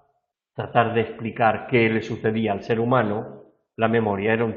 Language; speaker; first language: Spanish; native; Spanish